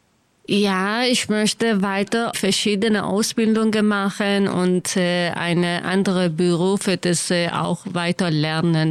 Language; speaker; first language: German; non-native, learner; Kurdish